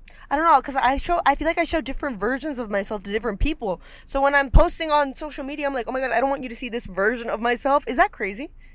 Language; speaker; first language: English; early bilingual, other home language; Spanish